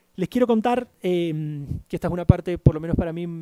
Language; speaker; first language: Spanish; native; Spanish